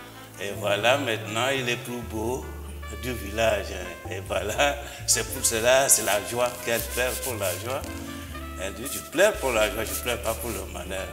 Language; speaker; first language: French; non-native, local second language; Igbo